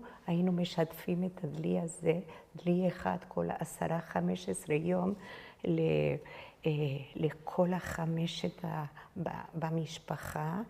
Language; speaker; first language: Hebrew; non-native, fluent; Spanish